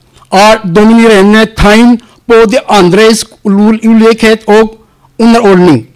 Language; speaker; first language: Norwegian; non-native, learner; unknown